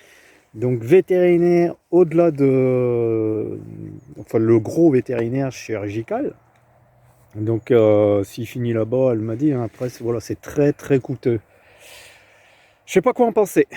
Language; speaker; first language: French; native; French